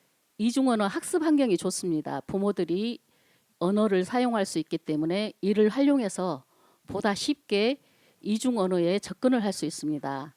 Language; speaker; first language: Korean; native; Korean